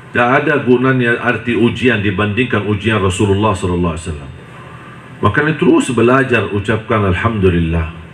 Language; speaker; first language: Indonesian; non-native, fluent; Arabic